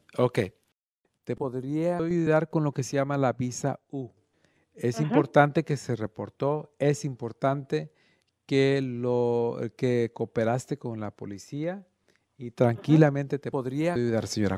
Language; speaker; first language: Spanish; early bilingual, other home language; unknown